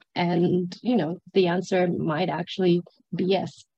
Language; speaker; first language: English; non-native, fluent; Sinhala